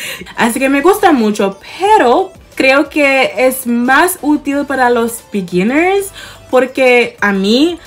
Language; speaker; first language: Spanish; non-native, fluent; English